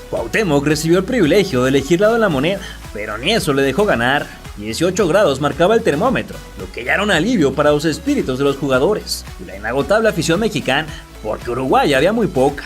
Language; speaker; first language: Spanish; native; Spanish